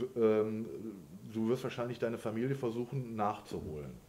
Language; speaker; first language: German; native; German